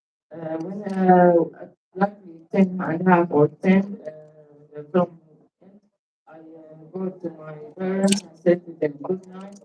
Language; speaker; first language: English; non-native, learner; Arabic